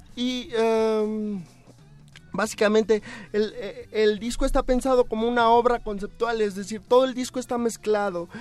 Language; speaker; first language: Spanish; native; Spanish